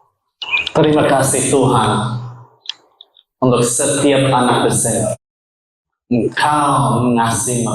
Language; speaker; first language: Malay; non-native, learner; English